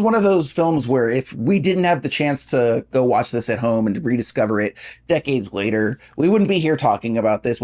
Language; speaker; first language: English; native; English